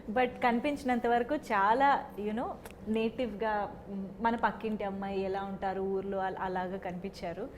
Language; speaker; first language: Telugu; native; Telugu